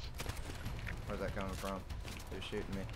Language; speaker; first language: English; native; English